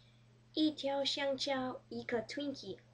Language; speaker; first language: Chinese; early bilingual, heritage; Chinese